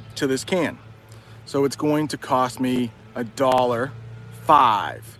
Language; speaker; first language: English; native; English